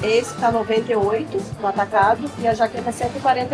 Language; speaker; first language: Portuguese; native; Portuguese